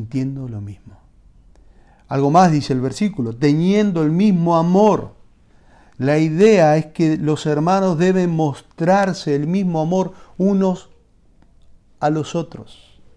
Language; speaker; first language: Spanish; native; Spanish